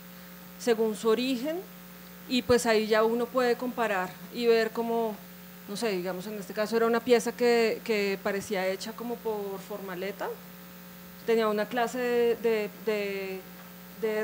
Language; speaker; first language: Spanish; native; Spanish